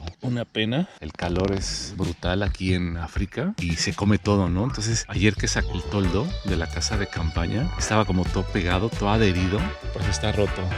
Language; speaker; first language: Spanish; native; Spanish